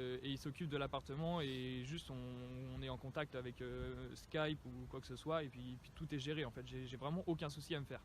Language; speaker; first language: French; native; French